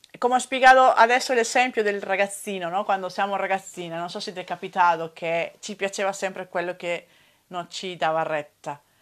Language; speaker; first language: Italian; non-native, fluent; Spanish